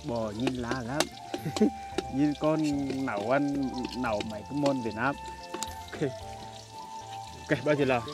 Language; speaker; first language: Vietnamese; non-native, fluent; Portuguese